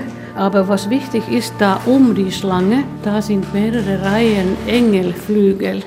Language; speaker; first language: German; non-native, fluent; Finnish